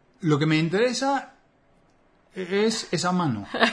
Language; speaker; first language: Spanish; non-native, fluent; English